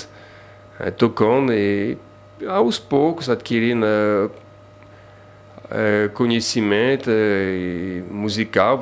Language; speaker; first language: Portuguese; non-native, fluent; French